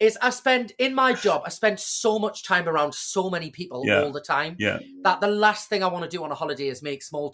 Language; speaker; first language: English; native; English